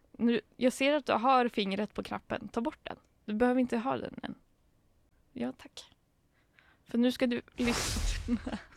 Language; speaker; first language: Swedish; native; Swedish